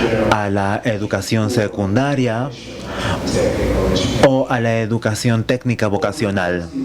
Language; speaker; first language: Spanish; non-native, fluent; Finnish